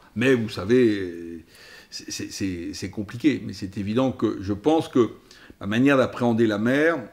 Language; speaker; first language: French; native; French